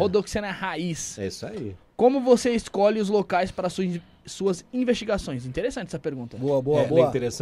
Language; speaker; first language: Portuguese; native; Portuguese